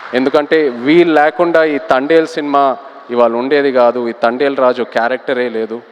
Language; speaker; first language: Telugu; native; Telugu